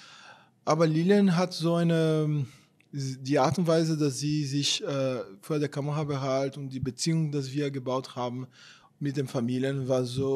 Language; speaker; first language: German; non-native, fluent; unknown